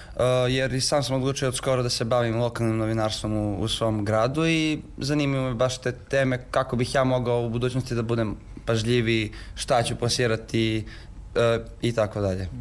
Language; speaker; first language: Serbian; native; Serbian